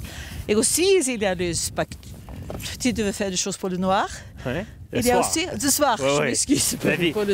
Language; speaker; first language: French; non-native, learner; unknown